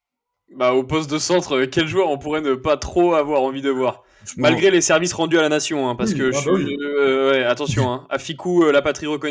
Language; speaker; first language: French; native; French